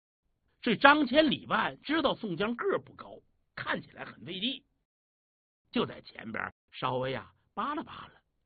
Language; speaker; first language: Chinese; native; Chinese